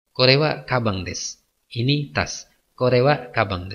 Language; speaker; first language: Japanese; non-native, fluent; Indonesian